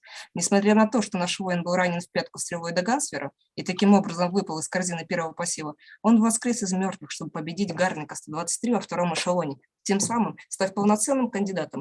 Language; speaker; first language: Russian; native; Russian